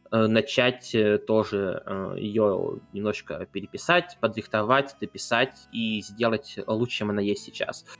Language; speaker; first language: Russian; native; Russian